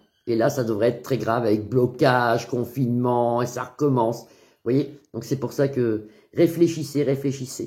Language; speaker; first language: French; native; French